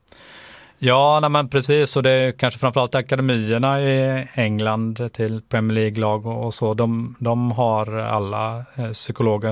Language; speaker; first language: Swedish; native; Swedish